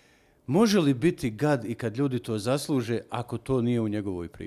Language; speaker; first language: Serbian; native; Serbian